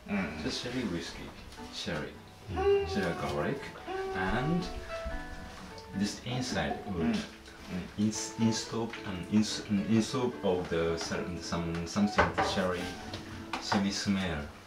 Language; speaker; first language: English; non-native, learner; Japanese